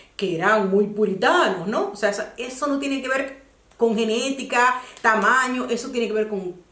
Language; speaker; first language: Spanish; native; Spanish